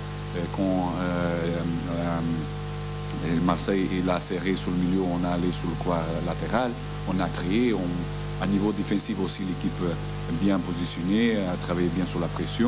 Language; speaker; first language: French; non-native, learner; Portuguese